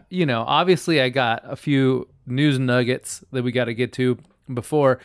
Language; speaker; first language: English; native; English